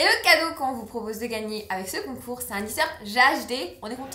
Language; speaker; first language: French; native; French